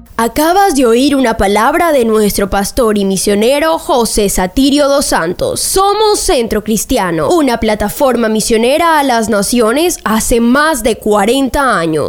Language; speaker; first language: Spanish; native; Spanish